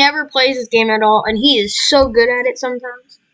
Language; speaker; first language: English; native; English